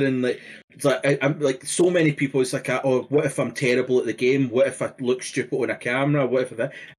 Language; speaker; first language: English; native; English